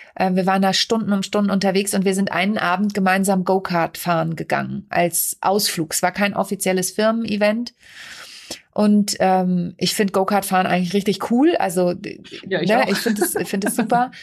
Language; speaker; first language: German; native; German